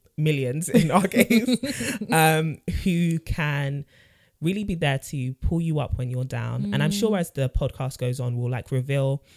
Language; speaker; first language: English; native; English